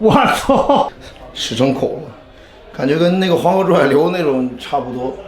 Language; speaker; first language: Chinese; native; Chinese